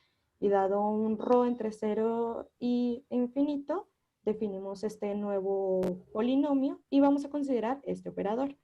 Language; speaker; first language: Spanish; native; Spanish